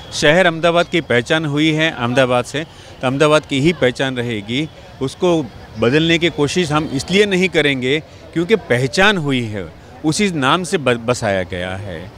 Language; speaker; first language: Hindi; non-native, local second language; Gujarati